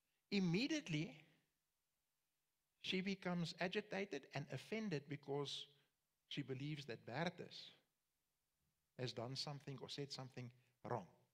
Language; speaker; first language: English; non-native, local second language; Afrikaans